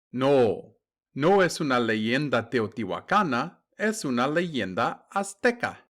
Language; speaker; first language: Spanish; non-native, fluent; English